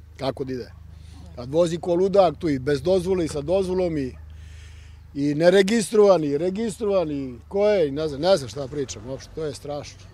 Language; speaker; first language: Serbian; native; Serbian